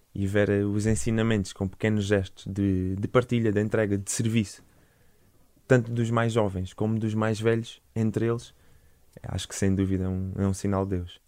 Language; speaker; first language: Portuguese; native; Portuguese